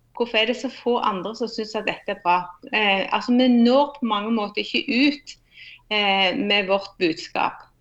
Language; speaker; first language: Norwegian; native; Norwegian